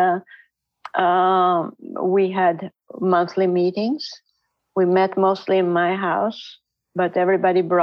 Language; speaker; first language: English; non-native, fluent; Ladino